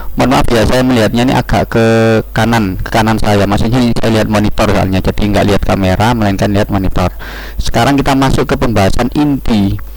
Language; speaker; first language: Indonesian; non-native, local second language; Javanese